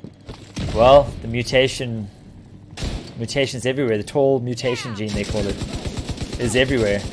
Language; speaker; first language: English; native; English